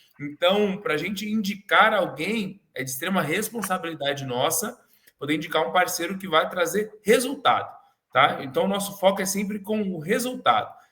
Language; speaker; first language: Portuguese; native; Portuguese